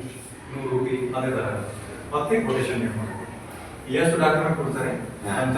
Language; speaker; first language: Kannada; non-native, local second language; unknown